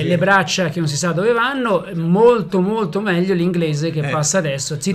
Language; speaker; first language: Italian; native; Italian